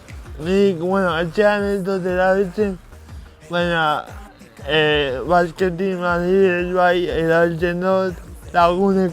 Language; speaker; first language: Basque; non-native, local second language; Spanish